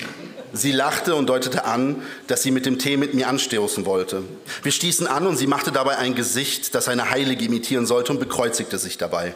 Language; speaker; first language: German; early bilingual, other home language; Polish